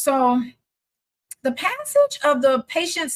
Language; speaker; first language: English; native; English